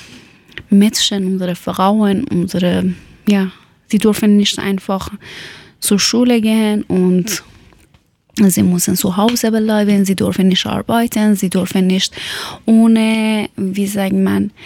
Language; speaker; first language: German; non-native, learner; Persian